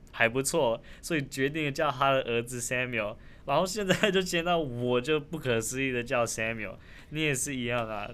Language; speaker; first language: Chinese; early bilingual, other home language; Min Nan Chinese